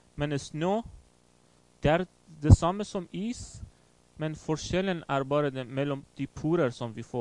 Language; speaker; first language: Norwegian; non-native, learner; Persian